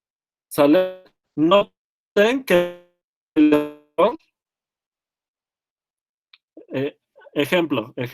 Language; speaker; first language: Spanish; native; Spanish